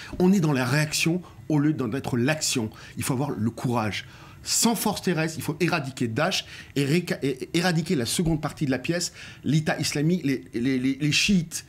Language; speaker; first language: French; native; French